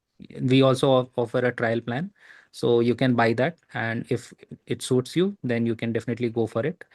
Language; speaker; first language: English; non-native, local second language; Hindi